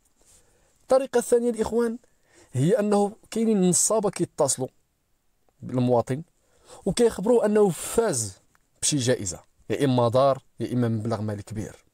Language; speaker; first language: Arabic; native; Arabic